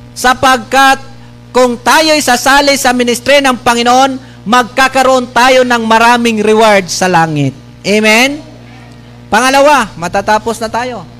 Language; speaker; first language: Filipino; non-native, local second language; Bikol